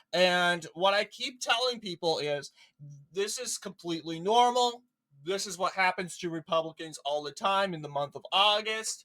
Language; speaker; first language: English; native; English